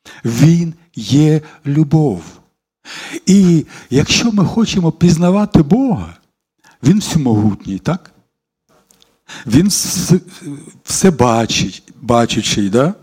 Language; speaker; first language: Ukrainian; non-native, local second language; Russian